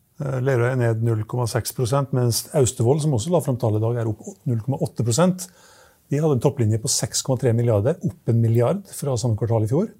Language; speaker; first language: Norwegian; native; Norwegian